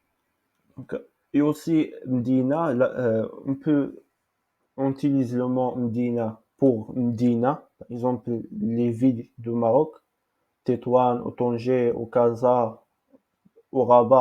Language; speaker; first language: French; non-native, local second language; Arabic